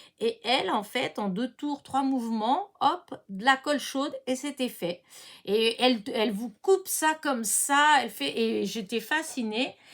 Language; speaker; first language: French; early bilingual, other home language; Portuguese